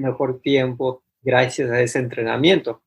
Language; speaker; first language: Spanish; native; Spanish